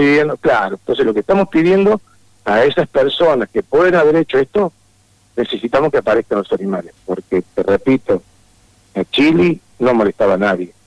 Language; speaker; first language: Spanish; native; Spanish